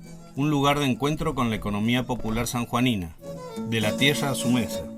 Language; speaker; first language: Spanish; native; Spanish